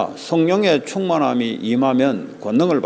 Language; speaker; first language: Korean; native; Korean